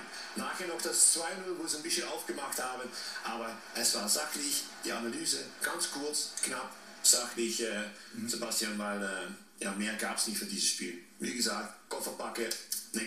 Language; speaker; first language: German; native; German